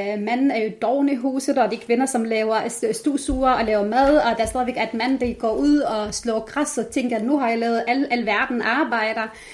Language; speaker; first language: Danish; non-native, fluent; Arabic